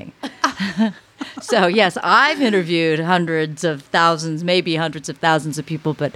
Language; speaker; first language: English; native; English